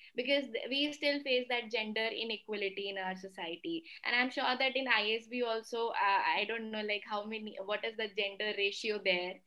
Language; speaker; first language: English; non-native, local second language; Hindi